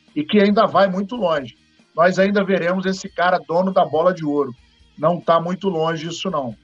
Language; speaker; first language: Portuguese; native; Portuguese